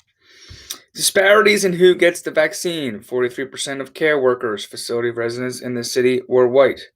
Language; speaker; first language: English; native; English